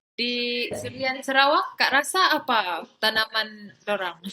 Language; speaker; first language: Malay; native; Malay